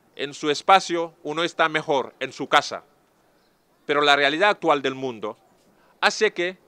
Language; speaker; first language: Spanish; non-native, fluent; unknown